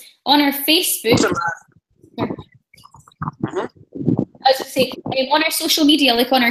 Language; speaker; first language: English; native; English